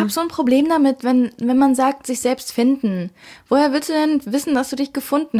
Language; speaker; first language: German; native; German